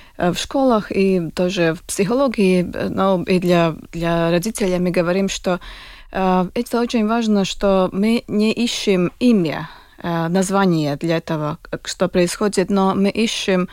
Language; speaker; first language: Russian; non-native, local second language; Latvian